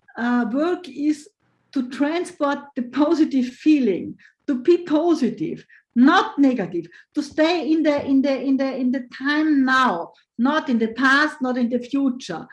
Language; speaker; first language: English; non-native, fluent; German